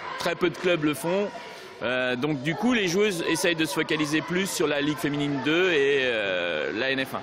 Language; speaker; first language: French; native; French